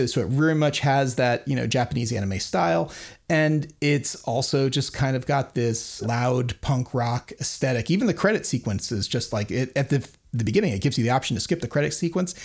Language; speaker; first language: English; native; English